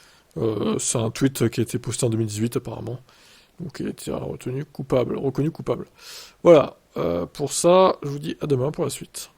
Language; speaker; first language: French; native; French